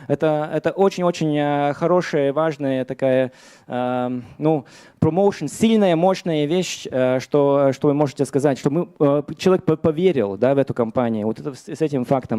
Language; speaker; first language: Russian; non-native, learner; Latvian